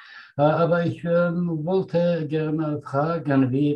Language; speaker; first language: German; non-native, fluent; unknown